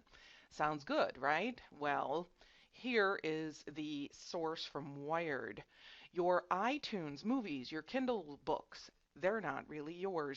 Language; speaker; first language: English; native; English